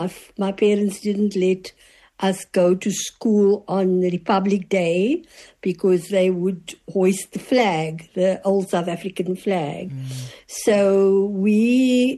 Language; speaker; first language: English; native; English